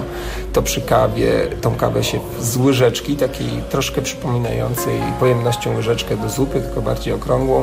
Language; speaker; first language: Polish; native; Polish